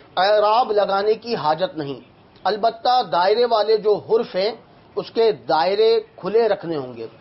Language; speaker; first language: Urdu; native; Urdu